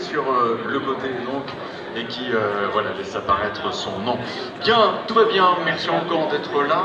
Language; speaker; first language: French; native; French